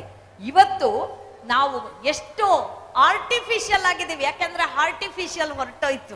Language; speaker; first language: Kannada; native; Kannada